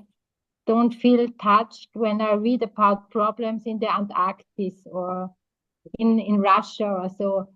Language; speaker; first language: English; non-native, fluent; German